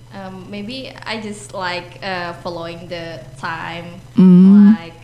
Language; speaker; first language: English; non-native, learner; Indonesian